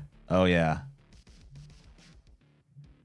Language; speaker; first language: English; native; English